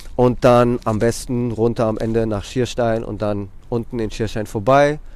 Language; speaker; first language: German; non-native, fluent; Greek